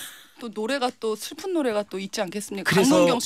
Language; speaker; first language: Korean; native; Korean